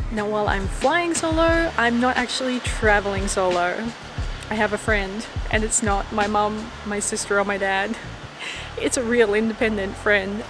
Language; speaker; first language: English; native; English